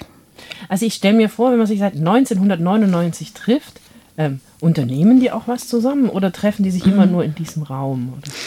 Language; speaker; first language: German; native; German